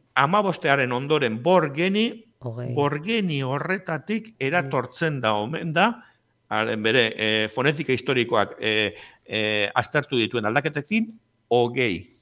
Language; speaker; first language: Basque; native; Basque